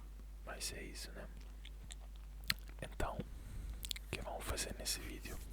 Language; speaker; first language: Portuguese; non-native, fluent; Italian